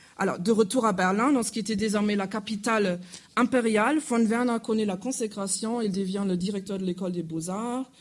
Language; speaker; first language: French; non-native, fluent; German